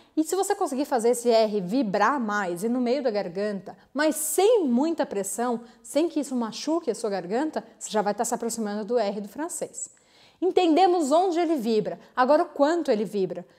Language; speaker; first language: Portuguese; native; Portuguese